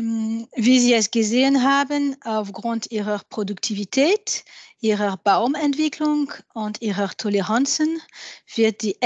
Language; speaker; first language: German; non-native, fluent; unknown